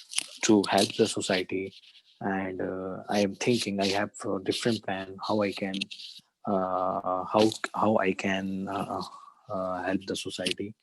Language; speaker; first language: English; non-native, learner; Urdu